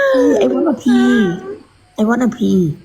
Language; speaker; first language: English; non-native, learner; Thai